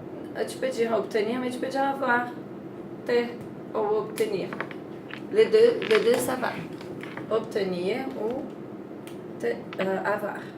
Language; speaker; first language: French; non-native, fluent; Portuguese